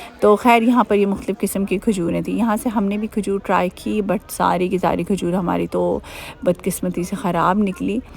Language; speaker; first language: Urdu; native; Urdu